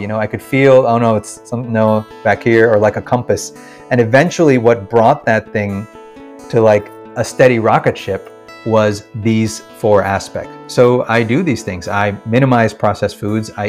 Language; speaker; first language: English; early bilingual, other home language; Malayalam